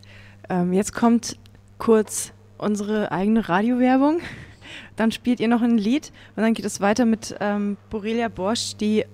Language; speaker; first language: German; native; German